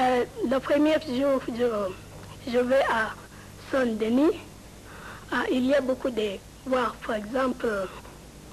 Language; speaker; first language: French; non-native, learner; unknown